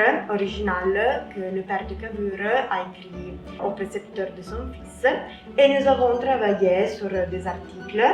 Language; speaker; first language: French; non-native, learner; Italian